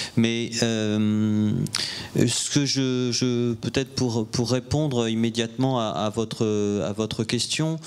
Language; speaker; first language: French; native; French